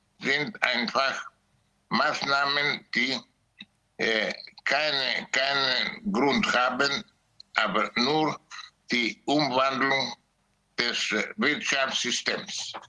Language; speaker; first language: German; non-native, learner; Greek